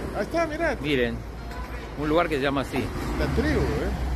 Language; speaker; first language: Spanish; native; Spanish